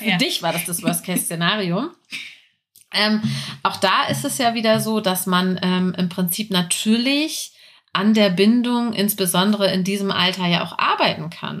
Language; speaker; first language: German; native; German